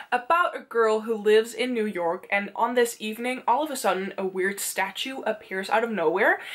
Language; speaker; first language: English; non-native, fluent; Dutch